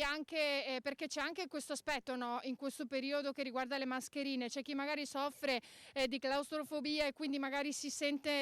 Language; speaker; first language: Italian; native; Italian